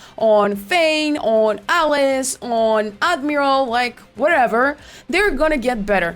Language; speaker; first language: English; non-native, fluent; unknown